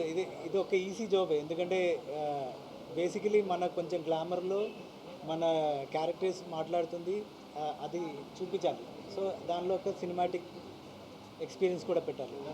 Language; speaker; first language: Telugu; non-native, learner; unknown